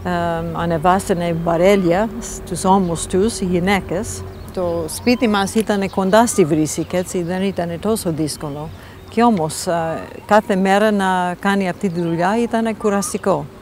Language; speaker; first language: Greek; non-native, fluent; English